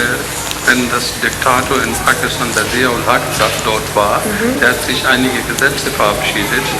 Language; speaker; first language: German; non-native, learner; Urdu